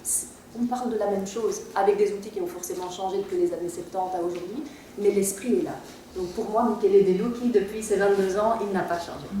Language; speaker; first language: French; native; French